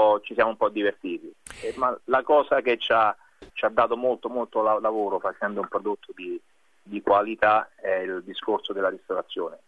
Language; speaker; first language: Italian; native; Italian